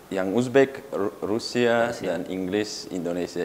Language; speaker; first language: Indonesian; non-native, learner; Uzbek